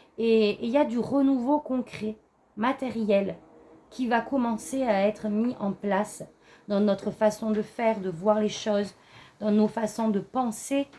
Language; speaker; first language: French; native; French